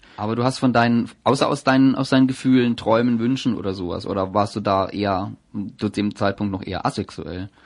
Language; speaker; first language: German; native; German